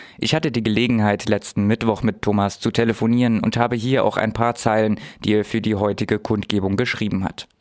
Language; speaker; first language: German; native; German